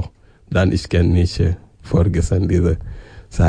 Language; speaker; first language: German; non-native, learner; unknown